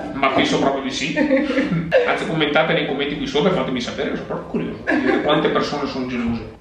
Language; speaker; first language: Italian; non-native, local second language; Venetian